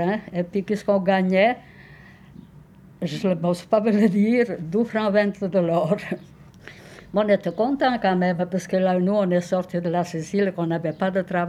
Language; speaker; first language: French; non-native, fluent; Sicilian